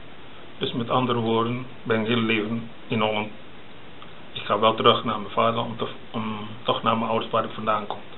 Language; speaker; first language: Dutch; early bilingual, other home language; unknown